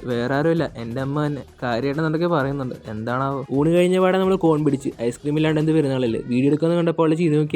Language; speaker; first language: Malayalam; native; Malayalam